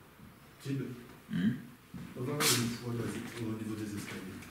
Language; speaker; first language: French; native; French